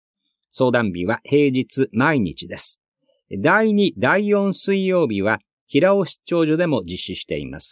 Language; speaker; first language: Japanese; native; Japanese